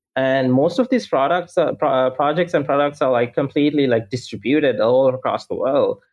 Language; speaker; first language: English; non-native, local second language; Sinhala